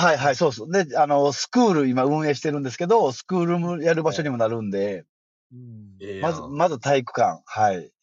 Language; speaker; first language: Japanese; native; Japanese